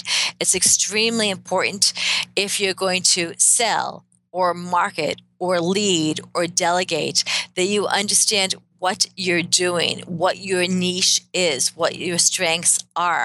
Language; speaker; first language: English; native; English